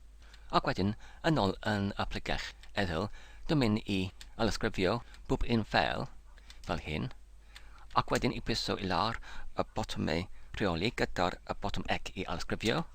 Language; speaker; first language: Welsh; non-native, learner; English